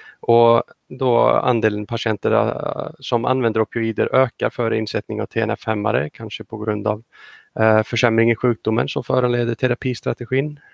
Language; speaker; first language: Swedish; non-native, fluent; Icelandic